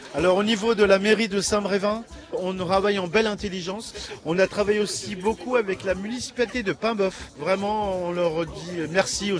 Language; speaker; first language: French; native; French